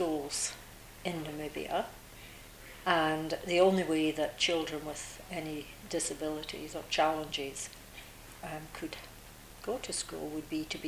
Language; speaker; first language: English; native; English